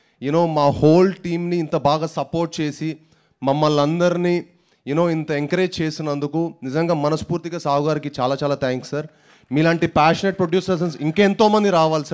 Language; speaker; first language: Telugu; native; Telugu